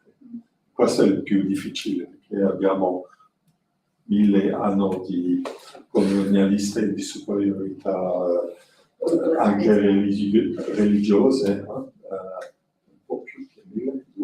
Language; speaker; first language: Italian; non-native, learner; French